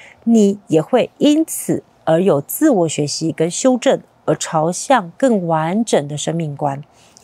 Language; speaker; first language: Chinese; native; Chinese